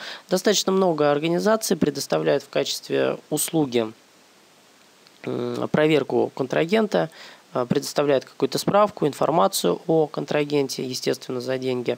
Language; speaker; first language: Russian; native; Russian